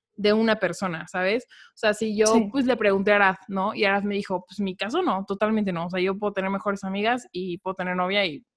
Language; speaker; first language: Spanish; native; Spanish